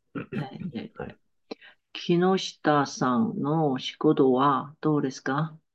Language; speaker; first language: Japanese; non-native, learner; Chinese